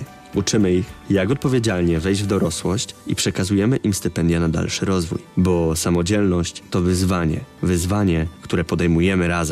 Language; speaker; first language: Polish; native; Polish